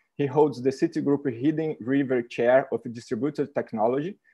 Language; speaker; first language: English; non-native, fluent; Portuguese